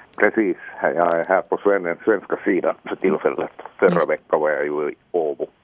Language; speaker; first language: Swedish; non-native, local second language; Finnish